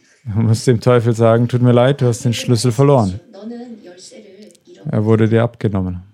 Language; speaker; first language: German; non-native, fluent; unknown